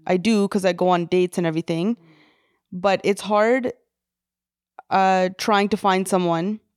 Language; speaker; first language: English; early bilingual, other home language; Punjabi